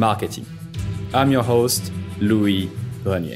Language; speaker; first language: English; non-native, fluent; French